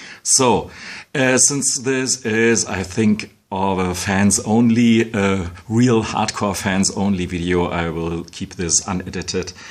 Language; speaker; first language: English; non-native, fluent; German